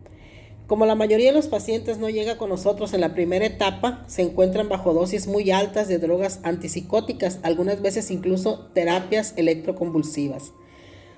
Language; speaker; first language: Spanish; native; Spanish